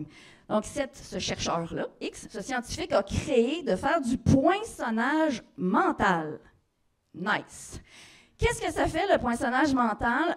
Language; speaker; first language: French; native; French